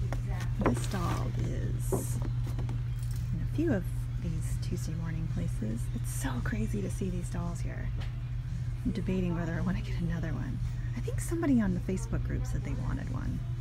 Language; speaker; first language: English; native; English